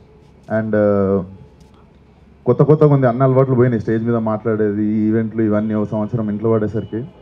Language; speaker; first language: Telugu; native; Telugu